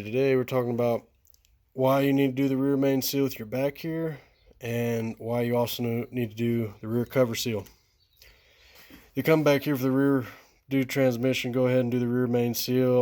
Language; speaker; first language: English; native; English